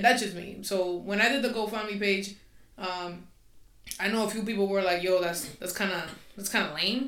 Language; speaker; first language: English; non-native, fluent; Spanish